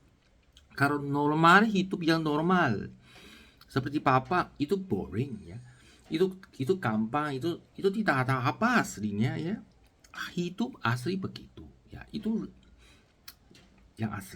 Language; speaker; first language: Indonesian; non-native, learner; Chinese